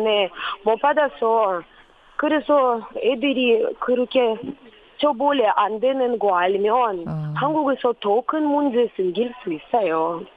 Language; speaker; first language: Korean; non-native, learner; Russian